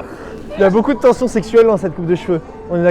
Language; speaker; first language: French; native; French